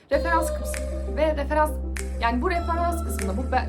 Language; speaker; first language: Turkish; native; Turkish